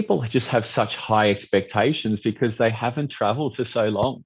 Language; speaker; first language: English; native; English